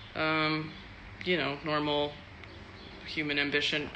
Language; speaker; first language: English; native; English